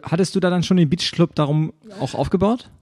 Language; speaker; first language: German; native; German